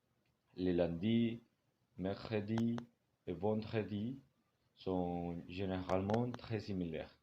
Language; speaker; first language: French; non-native, learner; Spanish